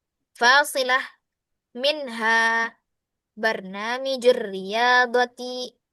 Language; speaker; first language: Arabic; non-native, fluent; Indonesian